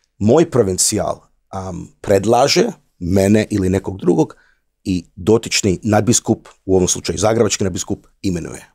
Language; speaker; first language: Croatian; early bilingual, heritage; Croatian